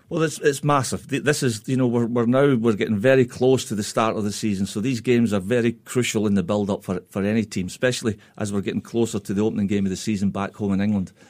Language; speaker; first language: English; native; English